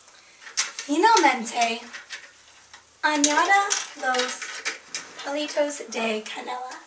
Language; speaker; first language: Spanish; non-native, learner; English